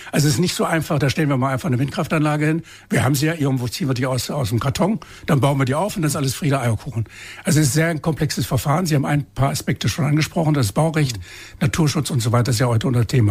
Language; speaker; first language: German; native; German